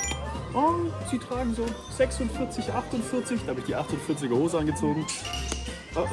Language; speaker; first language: German; native; German